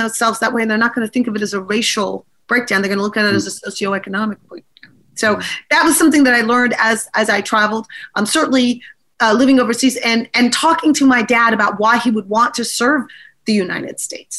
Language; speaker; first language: English; native; English